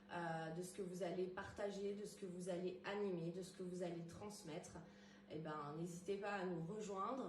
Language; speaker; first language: French; native; French